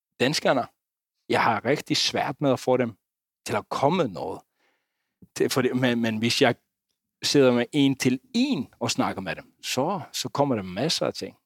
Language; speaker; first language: Danish; non-native, fluent; Icelandic